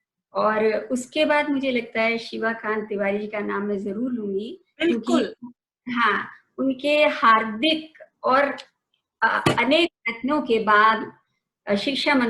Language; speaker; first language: Hindi; native; Hindi